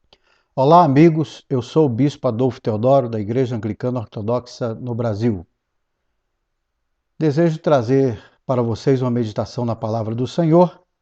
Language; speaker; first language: Portuguese; native; Portuguese